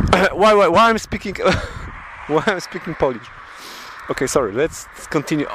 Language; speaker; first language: English; non-native, learner; Polish